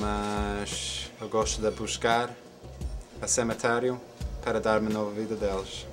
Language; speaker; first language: Portuguese; non-native, fluent; English